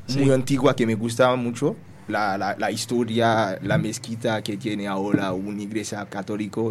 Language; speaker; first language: Spanish; non-native, learner; Haitian Creole